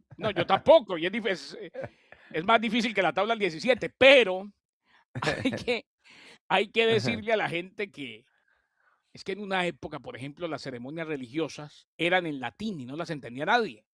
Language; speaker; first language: Spanish; native; Spanish